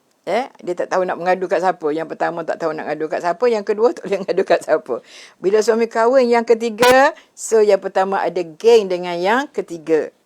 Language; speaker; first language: Malay; native; Malay